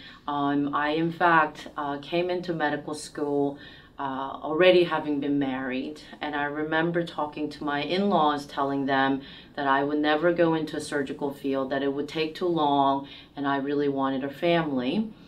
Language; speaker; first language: English; early bilingual, other home language; Korean